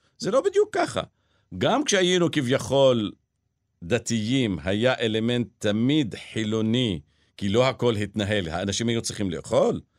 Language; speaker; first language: Hebrew; non-native, local second language; Arabic